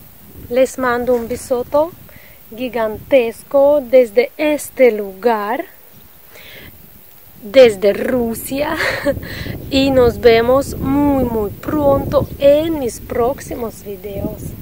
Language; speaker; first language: Spanish; non-native, fluent; Russian